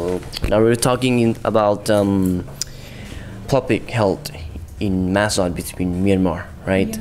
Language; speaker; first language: English; non-native, learner; Thai